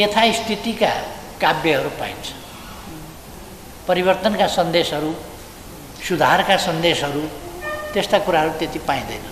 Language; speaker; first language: Nepali; native; Nepali